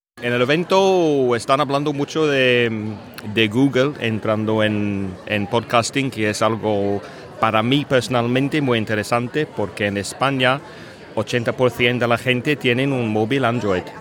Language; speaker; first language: Spanish; non-native, fluent; English